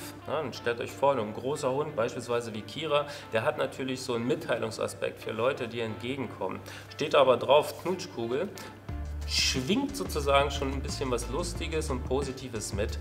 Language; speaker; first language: German; native; German